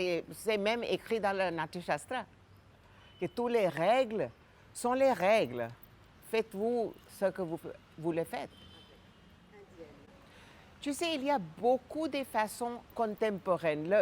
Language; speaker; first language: French; non-native, fluent; Gujarati